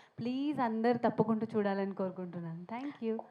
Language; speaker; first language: Telugu; non-native, learner; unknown